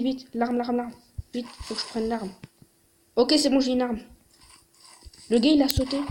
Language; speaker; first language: French; native; French